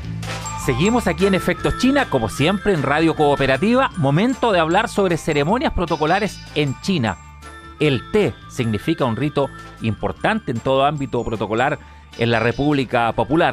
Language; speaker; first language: Spanish; native; Spanish